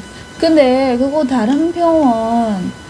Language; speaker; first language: Korean; non-native, learner; Indonesian